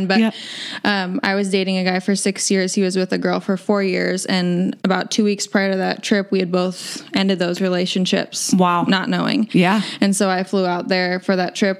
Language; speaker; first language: English; native; English